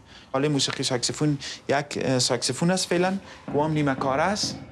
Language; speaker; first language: Persian; native; Persian